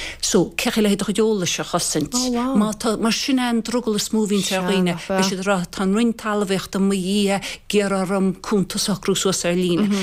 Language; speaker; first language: Irish; native; Irish